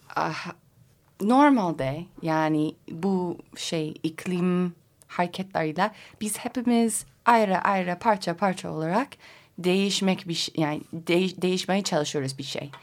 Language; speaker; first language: Turkish; non-native, learner; English